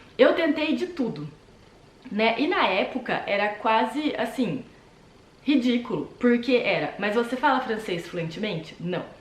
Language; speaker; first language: Portuguese; native; Portuguese